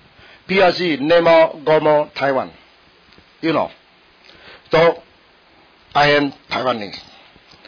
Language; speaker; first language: English; non-native, learner; Min Nan Chinese